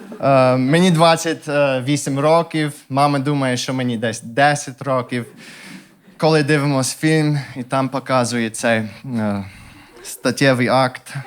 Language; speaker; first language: Ukrainian; non-native, fluent; English